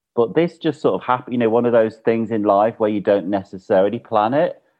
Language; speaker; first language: English; native; English